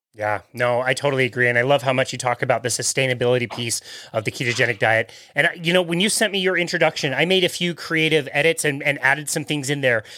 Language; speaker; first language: English; native; English